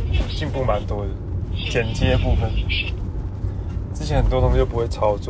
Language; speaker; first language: Chinese; native; Chinese